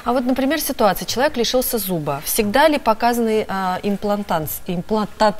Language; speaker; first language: Russian; native; Russian